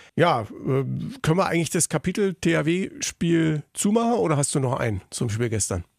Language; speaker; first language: German; native; German